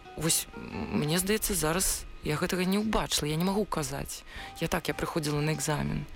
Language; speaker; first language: Belarusian; non-native, local second language; Russian